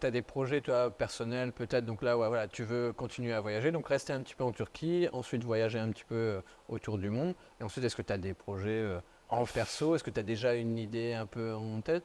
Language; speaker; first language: French; native; French